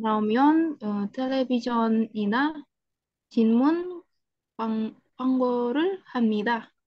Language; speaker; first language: Korean; non-native, learner; Indonesian